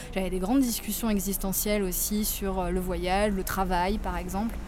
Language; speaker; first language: French; native; French